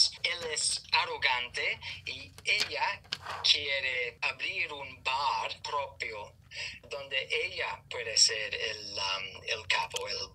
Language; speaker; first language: Spanish; non-native, fluent; English